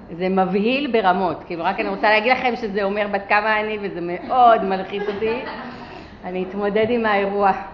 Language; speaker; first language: Hebrew; early bilingual, other home language; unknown